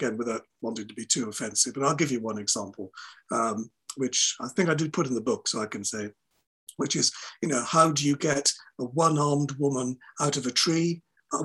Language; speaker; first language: English; native; English